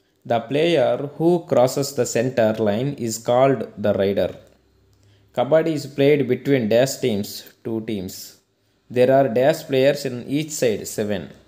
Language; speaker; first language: English; non-native, local second language; Telugu